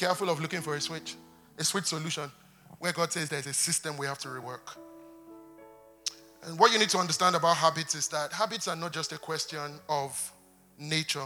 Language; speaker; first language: English; non-native, local second language; Yoruba